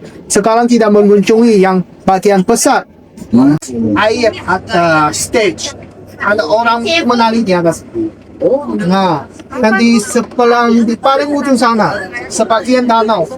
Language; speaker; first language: Indonesian; non-native, learner; Chinese